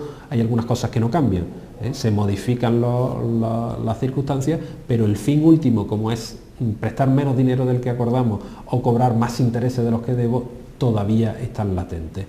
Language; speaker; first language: Spanish; native; Spanish